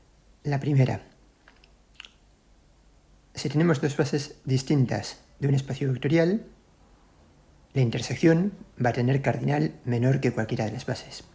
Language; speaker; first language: Spanish; native; Spanish